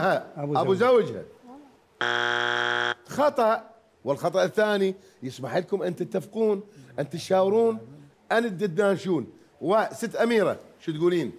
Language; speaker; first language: Arabic; native; Arabic